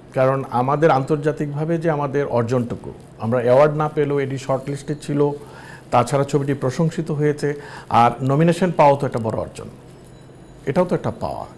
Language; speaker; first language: Bangla; native; Bangla